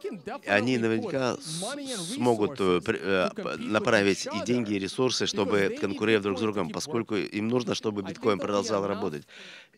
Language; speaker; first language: Russian; native; Russian